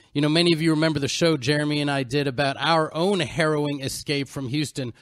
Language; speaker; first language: English; native; English